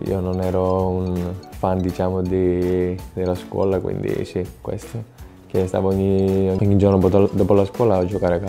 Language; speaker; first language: Italian; non-native, fluent; Greek